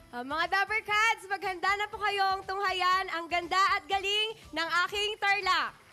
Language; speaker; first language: Filipino; non-native, local second language; Iloko